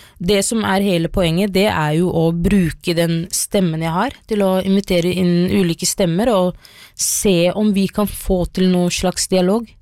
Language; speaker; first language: Norwegian; early bilingual, other home language; Somali